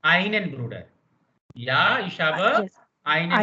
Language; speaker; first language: German; non-native, fluent; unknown